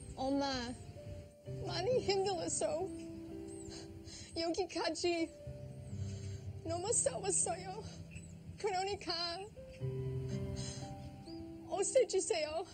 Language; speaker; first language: Korean; non-native, learner; English